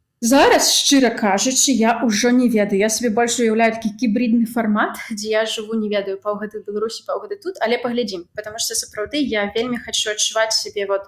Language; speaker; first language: Belarusian; non-native, local second language; Russian